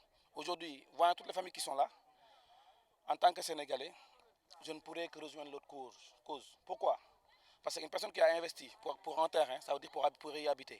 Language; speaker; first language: French; non-native, local second language; Wolof